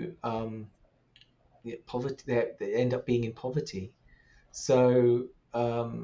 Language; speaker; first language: English; native; English